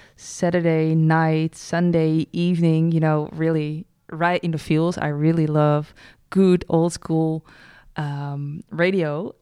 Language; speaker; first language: English; non-native, fluent; Dutch